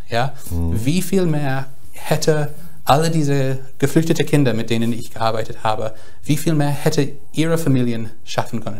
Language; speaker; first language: German; non-native, fluent; English